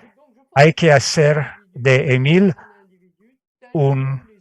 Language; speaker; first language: Spanish; non-native, fluent; French